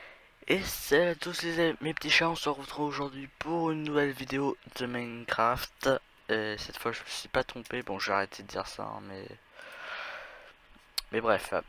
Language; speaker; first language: French; native; French